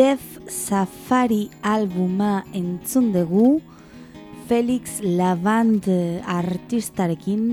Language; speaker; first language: Basque; non-native, local second language; Spanish